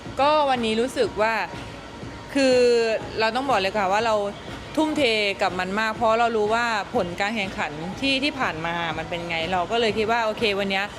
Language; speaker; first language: Thai; native; Thai